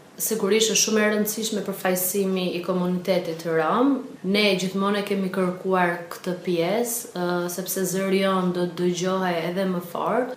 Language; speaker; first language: Albanian; non-native, local second language; Romany